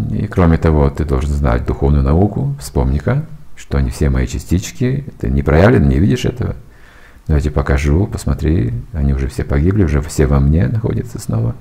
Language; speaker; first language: Russian; native; Russian